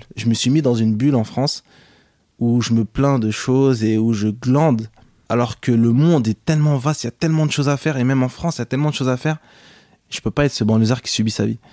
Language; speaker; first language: French; native; French